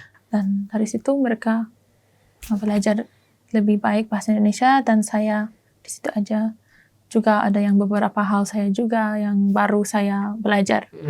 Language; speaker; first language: Indonesian; non-native, learner; German